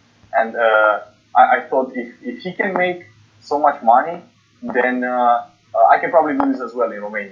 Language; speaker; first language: English; non-native, fluent; Romanian